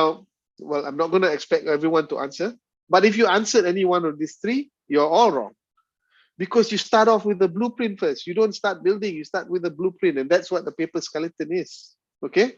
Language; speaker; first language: English; non-native, local second language; Malay